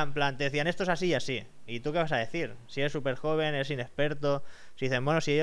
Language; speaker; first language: Spanish; native; Spanish